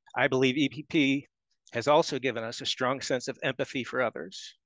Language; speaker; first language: English; native; English